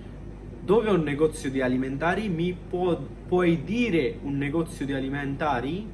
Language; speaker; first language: Italian; non-native, fluent; Bangla